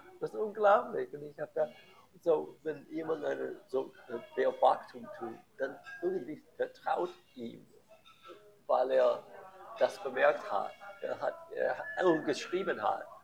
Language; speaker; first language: German; non-native, learner; English